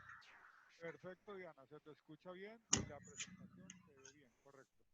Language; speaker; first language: Spanish; native; Spanish